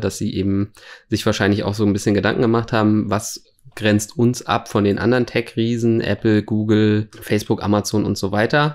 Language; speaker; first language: German; native; German